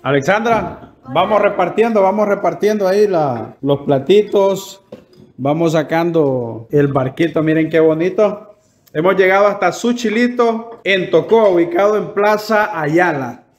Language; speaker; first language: Spanish; native; Spanish